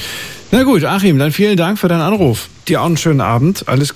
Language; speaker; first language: German; native; German